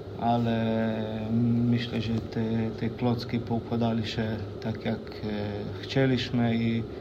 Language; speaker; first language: Polish; non-native, fluent; Slovenian